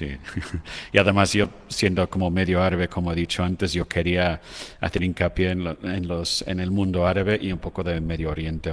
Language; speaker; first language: Spanish; non-native, fluent; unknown